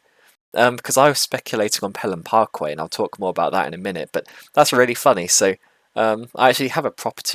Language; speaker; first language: English; native; English